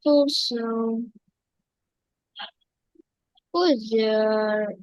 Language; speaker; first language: English; non-native, local second language; Urdu